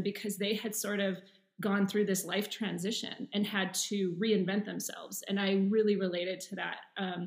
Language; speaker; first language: English; native; English